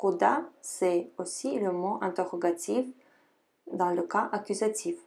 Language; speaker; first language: French; non-native, fluent; Russian